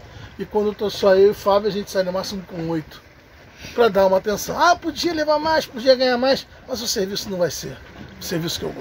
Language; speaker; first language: Portuguese; native; Portuguese